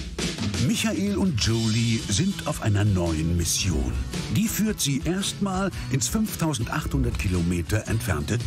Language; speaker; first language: German; native; German